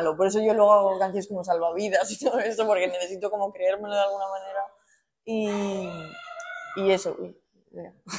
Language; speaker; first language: Spanish; native; Spanish